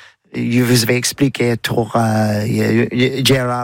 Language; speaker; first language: French; non-native, learner; English